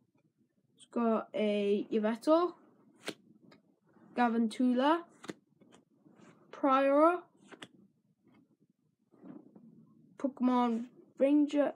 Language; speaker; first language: English; native; English